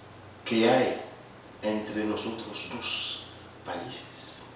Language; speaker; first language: Spanish; non-native, learner; Haitian Creole